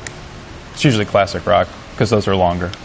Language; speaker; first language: English; native; English